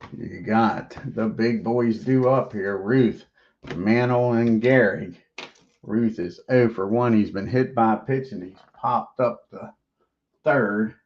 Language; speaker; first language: English; native; English